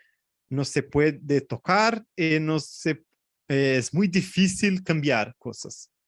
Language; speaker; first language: Spanish; non-native, fluent; Portuguese